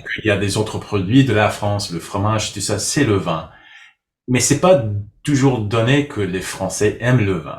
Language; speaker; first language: French; non-native, learner; English